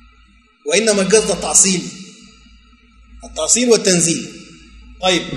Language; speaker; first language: Arabic; native; Arabic